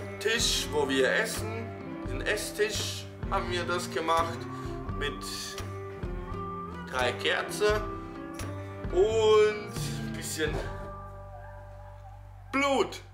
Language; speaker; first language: German; non-native, fluent; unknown